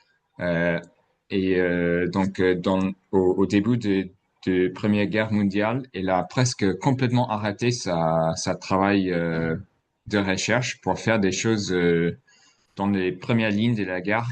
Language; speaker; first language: French; non-native, fluent; English